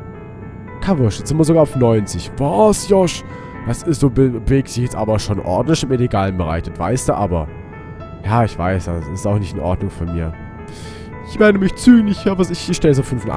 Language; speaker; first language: German; native; German